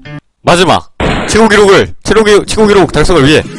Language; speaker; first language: Korean; native; Korean